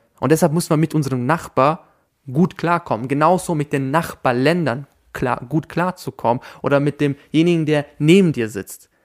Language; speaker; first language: German; early bilingual, other home language; Albanian